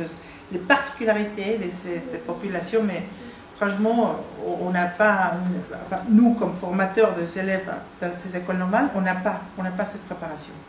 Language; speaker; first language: French; non-native, fluent; Spanish